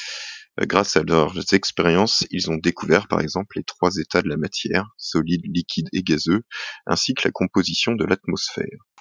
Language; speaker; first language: French; native; French